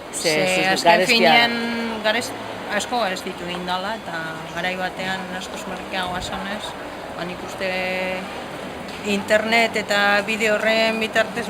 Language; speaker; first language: Basque; non-native, local second language; Spanish